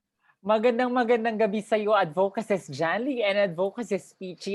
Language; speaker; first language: Filipino; native; Filipino